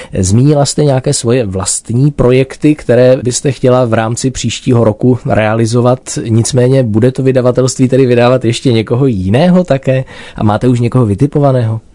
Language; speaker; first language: Czech; native; Czech